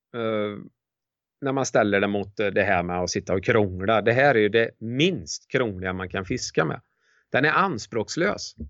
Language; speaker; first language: Swedish; native; Swedish